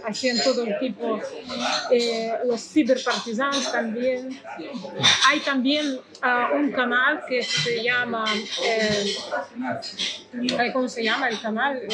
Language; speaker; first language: Spanish; non-native, fluent; Russian